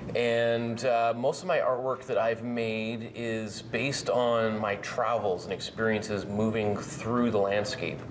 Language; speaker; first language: English; native; English